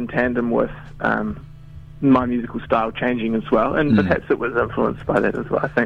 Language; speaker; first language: English; native; English